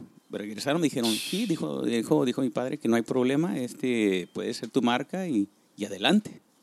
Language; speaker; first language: Spanish; early bilingual, heritage; Spanish